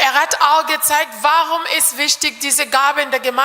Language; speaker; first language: German; non-native, fluent; French